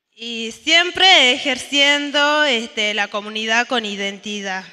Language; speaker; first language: Spanish; native; Spanish